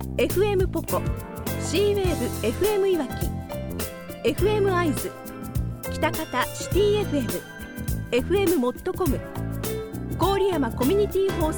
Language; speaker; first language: Japanese; native; Japanese